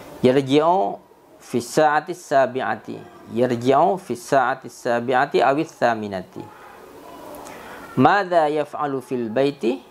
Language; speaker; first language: Arabic; non-native, fluent; Indonesian